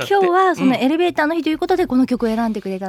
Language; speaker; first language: Japanese; native; Japanese